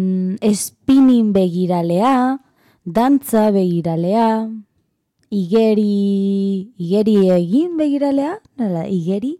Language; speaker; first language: Basque; non-native, learner; Spanish